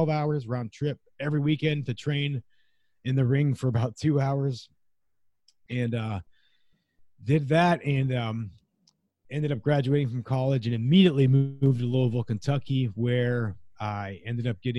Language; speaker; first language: English; native; English